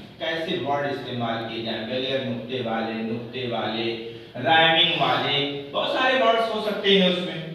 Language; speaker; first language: Urdu; native; Urdu